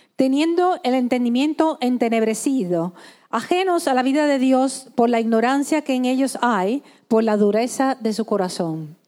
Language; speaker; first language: Spanish; native; Spanish